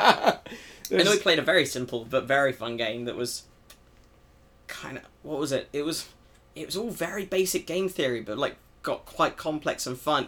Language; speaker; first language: English; native; English